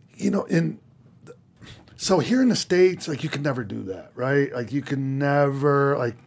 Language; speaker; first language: English; native; English